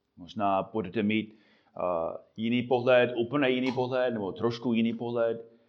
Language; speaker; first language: Czech; non-native, fluent; English